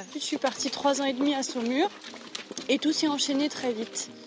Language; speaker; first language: French; native; French